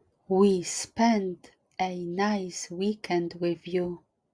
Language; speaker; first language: English; non-native, fluent; Polish